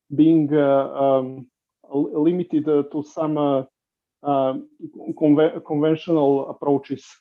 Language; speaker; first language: English; non-native, fluent; Serbian